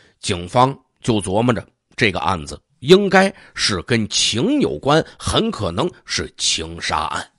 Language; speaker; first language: Chinese; native; Chinese